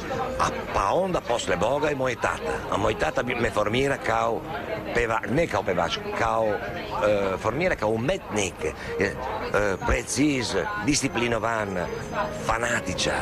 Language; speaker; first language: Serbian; non-native, learner; Italian